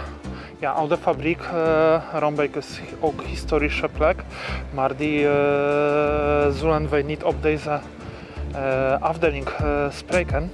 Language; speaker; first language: Dutch; non-native, learner; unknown